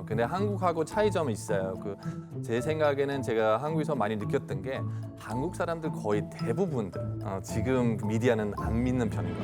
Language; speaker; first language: Korean; non-native, fluent; German